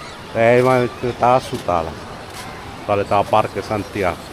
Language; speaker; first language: Finnish; non-native, learner; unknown